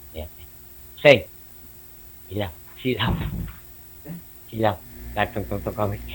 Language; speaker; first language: Filipino; non-native, local second language; Cebuano